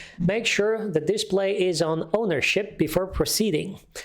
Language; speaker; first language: English; non-native, fluent; Polish